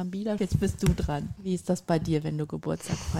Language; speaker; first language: German; native; German